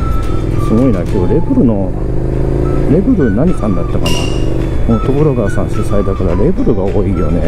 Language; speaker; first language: Japanese; native; Japanese